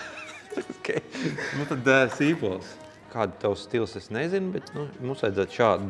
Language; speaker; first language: Latvian; native; Latvian